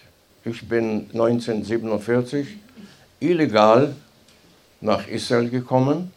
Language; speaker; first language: German; non-native, fluent; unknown